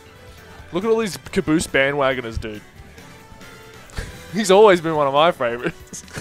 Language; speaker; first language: English; native; English